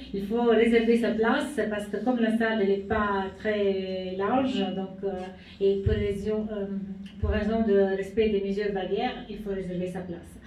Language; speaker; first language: French; non-native, fluent; Italian